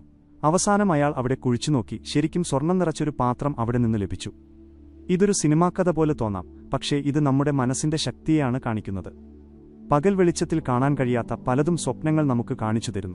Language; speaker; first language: Malayalam; native; Malayalam